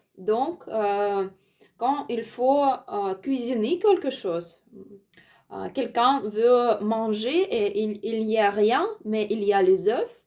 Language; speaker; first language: French; non-native, learner; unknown